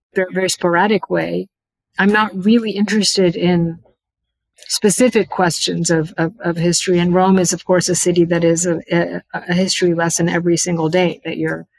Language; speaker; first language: English; early bilingual, other home language; Bangla